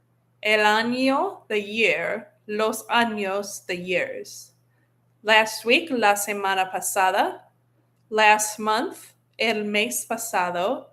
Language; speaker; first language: Spanish; non-native, fluent; English